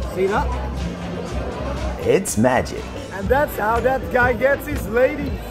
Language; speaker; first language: English; non-native, fluent; Swedish